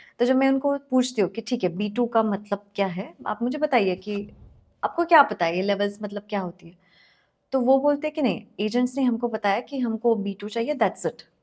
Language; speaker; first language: Hindi; non-native, local second language; Marathi